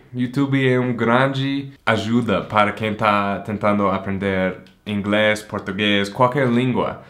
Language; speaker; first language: Portuguese; non-native, fluent; English